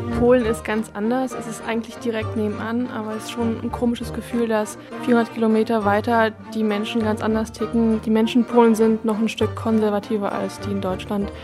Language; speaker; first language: German; early bilingual, other home language; Polish